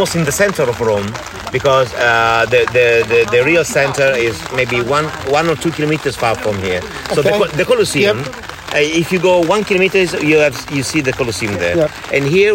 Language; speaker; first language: English; non-native, fluent; Italian